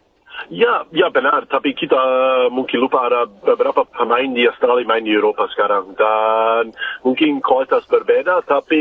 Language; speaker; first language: Indonesian; non-native, fluent; English